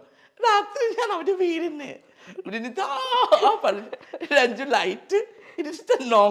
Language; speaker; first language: Malayalam; non-native, fluent; Assamese